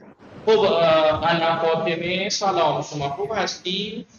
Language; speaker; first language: Persian; non-native, fluent; Urdu